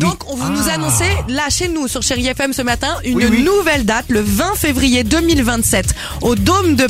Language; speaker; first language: French; native; French